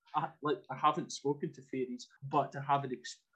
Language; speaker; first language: English; native; English